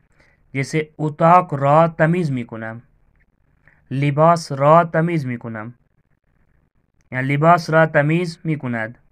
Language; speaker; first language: Persian; non-native, learner; Urdu